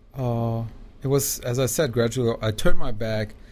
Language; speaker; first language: English; non-native, fluent; German